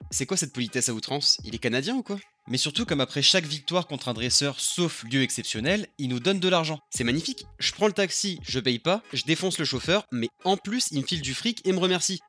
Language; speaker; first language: French; native; French